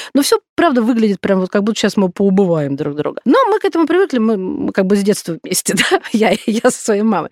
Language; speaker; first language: Russian; native; Russian